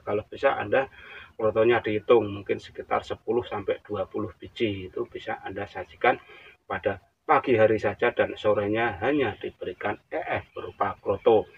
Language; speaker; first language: Indonesian; native; Indonesian